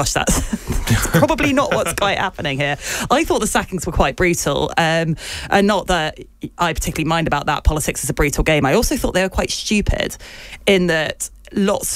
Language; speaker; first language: English; native; English